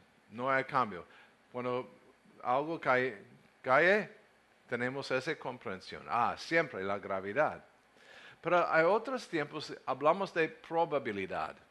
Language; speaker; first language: Spanish; non-native, learner; English